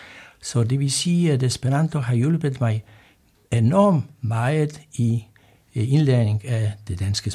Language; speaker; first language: Danish; non-native, fluent; Polish